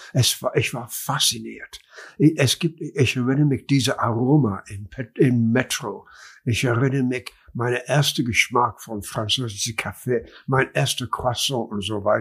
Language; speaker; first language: German; non-native, learner; English